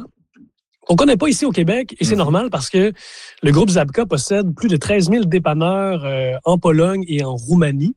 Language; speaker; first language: French; native; French